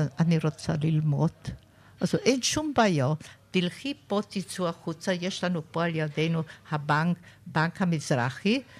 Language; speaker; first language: Hebrew; non-native, fluent; German